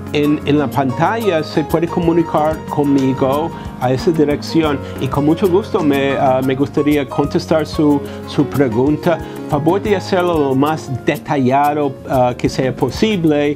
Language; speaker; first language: Spanish; non-native, fluent; English